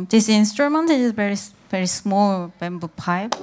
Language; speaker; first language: English; non-native, learner; Korean